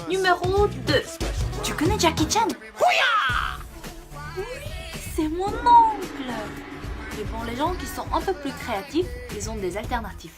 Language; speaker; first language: French; non-native, fluent; Korean